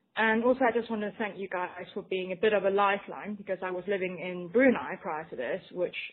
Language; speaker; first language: English; non-native, fluent; Chinese